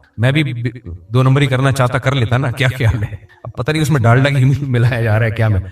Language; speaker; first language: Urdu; native; Urdu